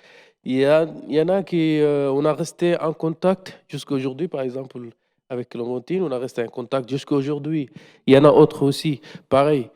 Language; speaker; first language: French; non-native, learner; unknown